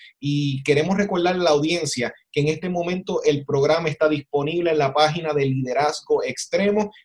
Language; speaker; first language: Spanish; native; Spanish